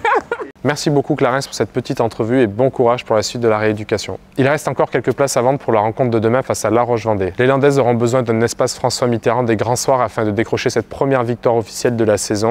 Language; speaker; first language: French; native; French